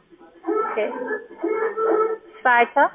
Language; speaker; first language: German; non-native, learner; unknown